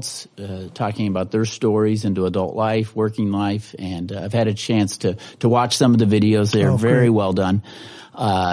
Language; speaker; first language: English; native; English